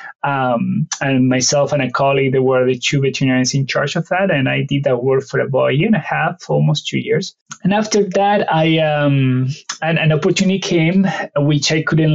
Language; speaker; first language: English; non-native, fluent; Spanish